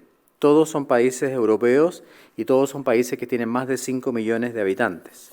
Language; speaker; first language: Spanish; native; Spanish